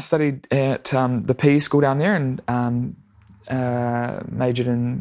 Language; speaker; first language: English; native; English